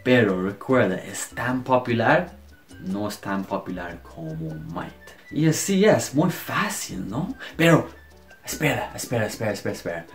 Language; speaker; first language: Spanish; non-native, fluent; English